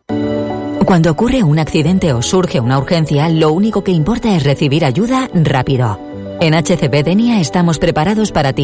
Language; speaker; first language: Spanish; native; Spanish